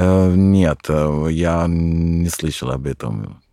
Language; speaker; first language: Russian; non-native, fluent; Arabic